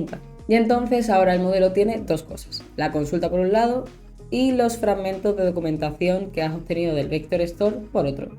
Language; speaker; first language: Spanish; native; Spanish